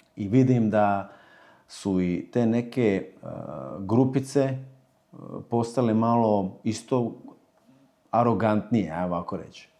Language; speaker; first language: Croatian; early bilingual, heritage; Croatian